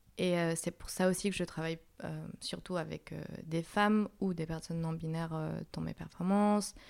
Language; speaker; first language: French; non-native, fluent; Spanish